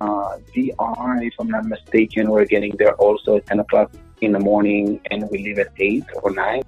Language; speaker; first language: English; non-native, fluent; Hebrew